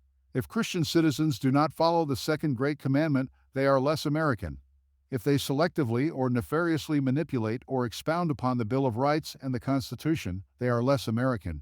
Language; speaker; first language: English; native; English